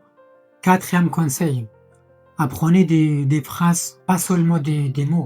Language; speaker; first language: French; non-native, fluent; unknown